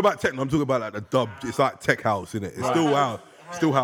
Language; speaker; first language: English; native; English